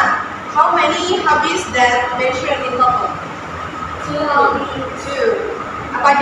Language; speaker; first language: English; non-native, fluent; Indonesian